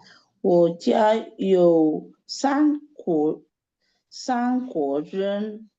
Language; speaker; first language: Chinese; non-native, learner; Indonesian